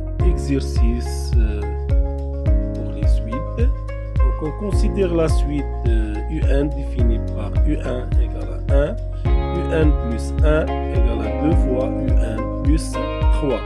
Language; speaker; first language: French; non-native, local second language; Arabic